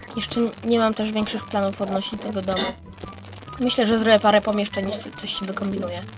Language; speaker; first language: Polish; native; Polish